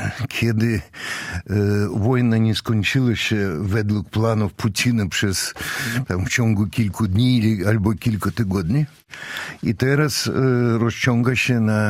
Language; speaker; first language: Polish; non-native, fluent; Russian